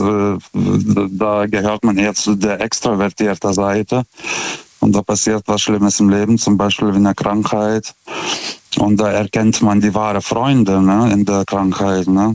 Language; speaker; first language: German; native; German